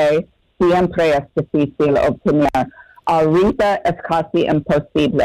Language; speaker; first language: Spanish; non-native, fluent; English